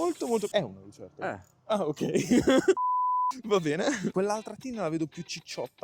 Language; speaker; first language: Italian; native; Italian